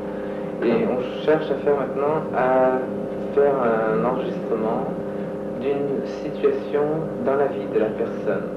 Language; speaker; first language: French; non-native, fluent; English